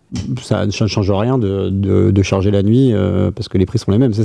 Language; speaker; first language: French; native; French